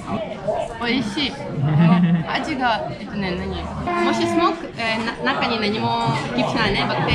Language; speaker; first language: Japanese; non-native, learner; Ukrainian